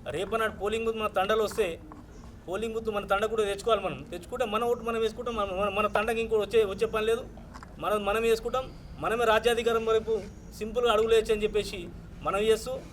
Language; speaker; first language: Telugu; non-native, local second language; Lambadi